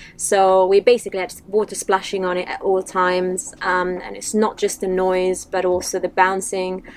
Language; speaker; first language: English; non-native, fluent; Italian